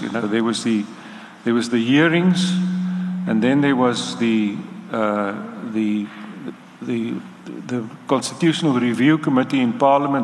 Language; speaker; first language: English; non-native, local second language; Afrikaans